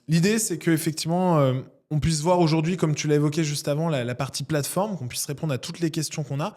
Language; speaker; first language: French; native; French